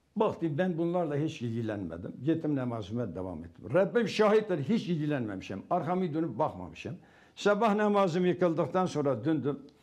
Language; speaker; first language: Turkish; non-native, local second language; Kurdish